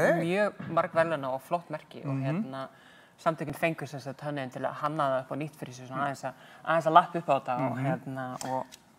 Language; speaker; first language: Icelandic; native; Icelandic